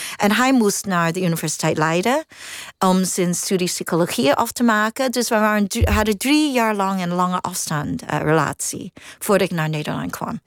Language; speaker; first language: Dutch; non-native, fluent; Cantonese